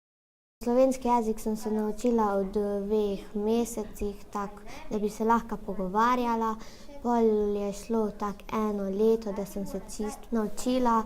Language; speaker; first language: Slovenian; early bilingual, other home language; Albanian